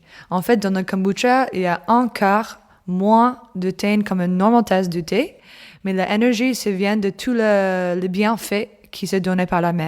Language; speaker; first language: French; non-native, learner; English